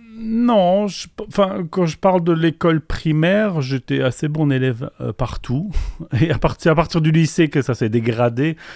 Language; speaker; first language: French; non-native, local second language; Polish